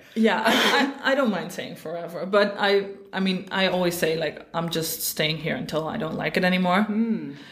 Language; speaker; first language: English; non-native, fluent; Dutch